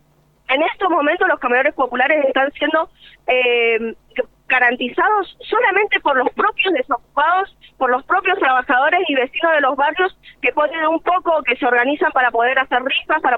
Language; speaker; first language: Spanish; native; Spanish